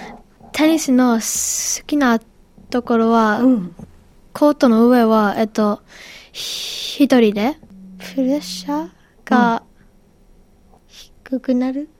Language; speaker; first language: Japanese; early bilingual, heritage; Japanese